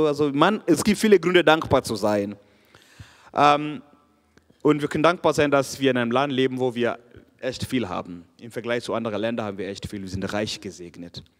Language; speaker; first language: German; non-native, fluent; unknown